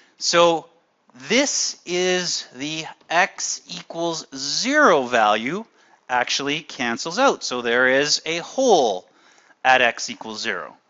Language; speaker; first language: English; native; English